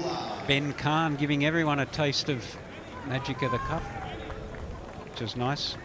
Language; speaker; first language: English; native; English